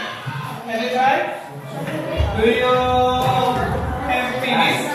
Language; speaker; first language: English; non-native, learner; Indonesian